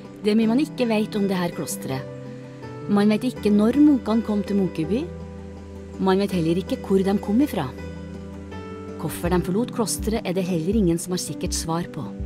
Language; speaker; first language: Norwegian; native; Norwegian